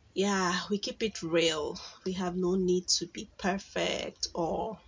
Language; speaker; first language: English; non-native, local second language; Igbo